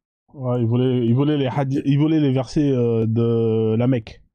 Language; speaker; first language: French; native; French